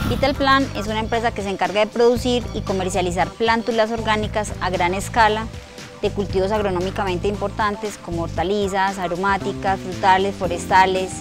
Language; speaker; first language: Spanish; native; Spanish